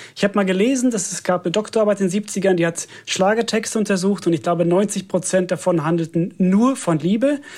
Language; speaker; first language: German; non-native, fluent; Finnish